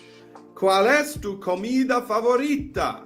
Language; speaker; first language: Spanish; non-native, learner; Welsh